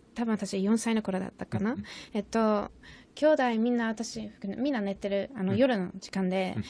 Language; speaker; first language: Japanese; non-native, fluent; English